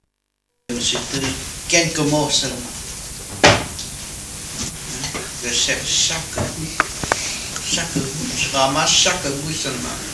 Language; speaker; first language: French; non-native, learner; Vietnamese